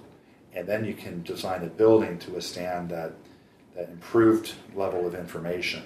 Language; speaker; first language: English; native; English